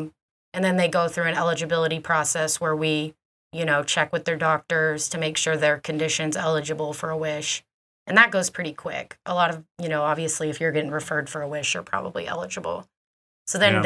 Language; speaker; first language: English; native; English